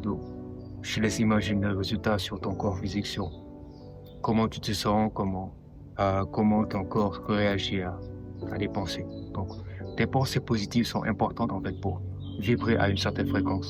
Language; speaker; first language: French; non-native, local second language; Wolof